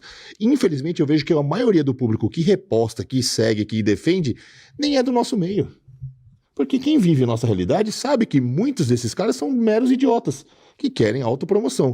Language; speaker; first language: Portuguese; native; Portuguese